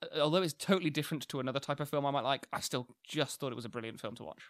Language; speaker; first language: English; native; English